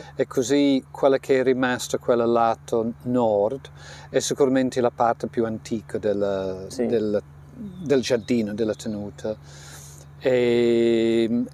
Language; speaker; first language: Italian; non-native, fluent; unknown